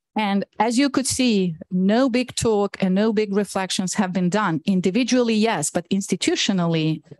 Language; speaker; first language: English; non-native, fluent; Bosnian